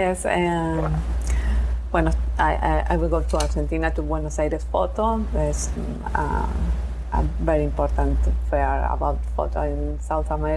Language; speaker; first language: English; non-native, learner; Spanish